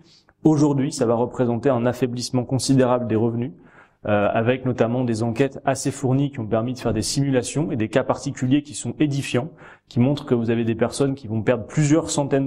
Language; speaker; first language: French; native; French